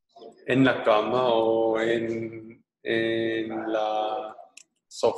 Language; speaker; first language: Spanish; non-native, learner; English